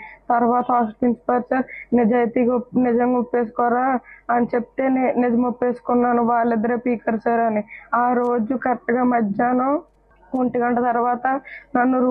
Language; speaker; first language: Telugu; native; Telugu